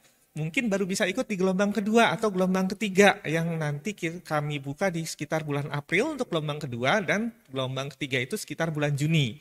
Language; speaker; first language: Indonesian; native; Indonesian